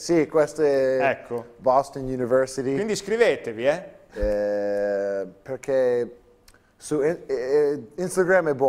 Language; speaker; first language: Italian; non-native, learner; English